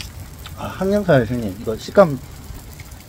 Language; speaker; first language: Korean; native; Korean